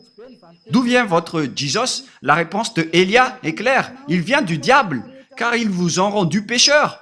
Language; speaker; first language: French; non-native, local second language; Malagasy